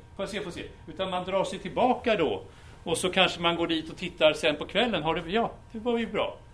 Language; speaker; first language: Swedish; native; Swedish